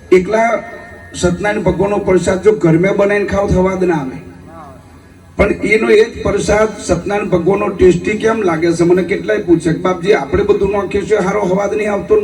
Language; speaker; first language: Gujarati; native; Gujarati